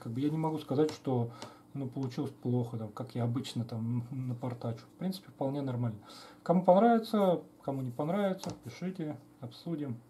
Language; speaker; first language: Russian; native; Russian